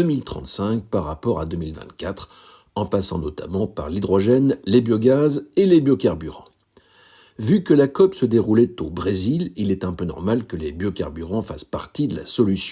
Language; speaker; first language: French; native; French